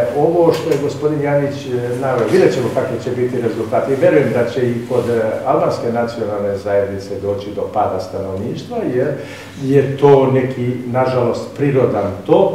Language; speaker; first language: Serbian; non-native, local second language; Albanian